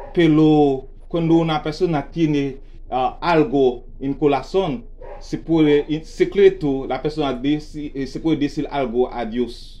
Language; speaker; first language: Spanish; non-native, learner; Haitian Creole